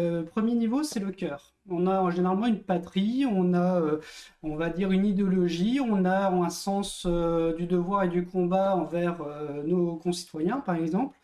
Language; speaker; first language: French; native; French